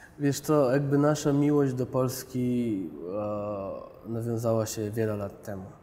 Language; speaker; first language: Polish; early bilingual, other home language; Chechen